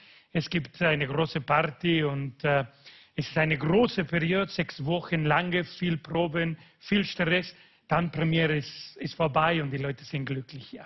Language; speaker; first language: German; non-native, fluent; Spanish